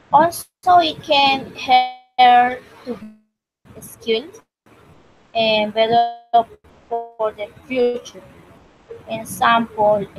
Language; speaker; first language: English; non-native, learner; Spanish